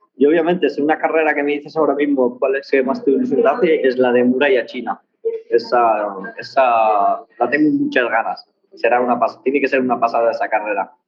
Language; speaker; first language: Spanish; early bilingual, other home language; Arabic